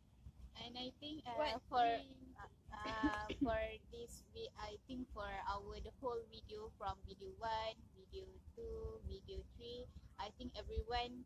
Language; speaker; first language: English; non-native, learner; Malay